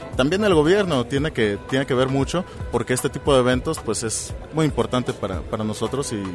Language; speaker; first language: Spanish; native; Spanish